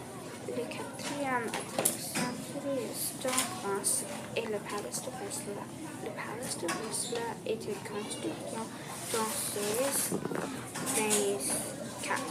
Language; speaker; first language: French; non-native, learner; English